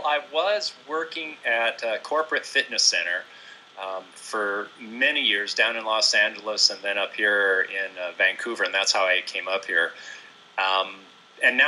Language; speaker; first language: English; native; English